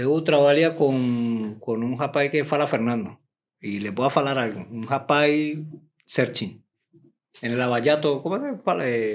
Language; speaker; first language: Portuguese; non-native, learner; Spanish